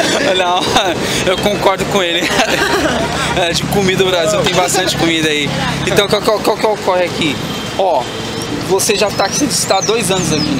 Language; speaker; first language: Portuguese; non-native, learner; Spanish